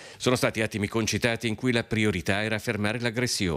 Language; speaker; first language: Italian; native; Italian